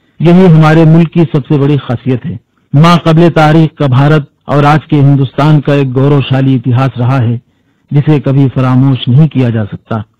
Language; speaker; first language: Urdu; native; Urdu